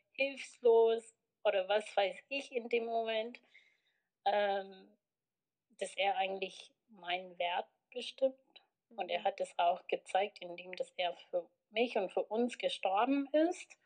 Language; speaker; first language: German; non-native, fluent; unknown